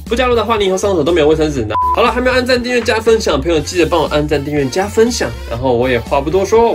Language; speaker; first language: Chinese; native; Chinese